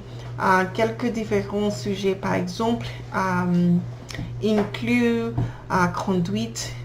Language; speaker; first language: French; non-native, learner; English